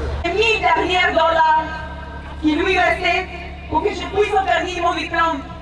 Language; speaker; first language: French; non-native, fluent; Spanish